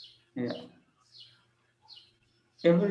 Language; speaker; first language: English; non-native, learner; French